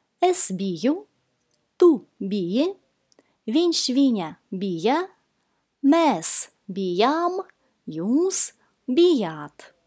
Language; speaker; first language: Latvian; non-native, local second language; Russian